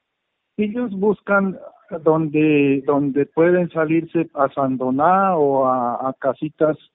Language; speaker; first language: Spanish; native; Spanish